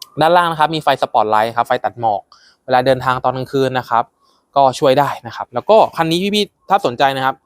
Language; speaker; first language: Thai; native; Thai